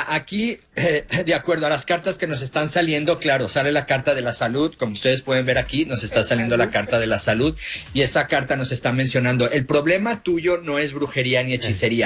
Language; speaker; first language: Spanish; native; Spanish